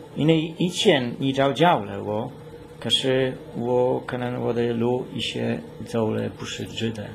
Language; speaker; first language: Chinese; non-native, fluent; Polish